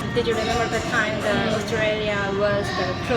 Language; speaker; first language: English; non-native, learner; Korean